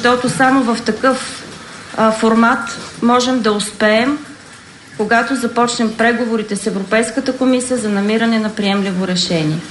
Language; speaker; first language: Bulgarian; native; Bulgarian